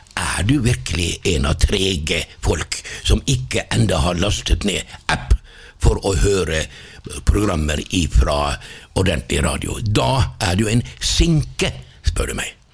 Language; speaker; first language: Norwegian; native; Norwegian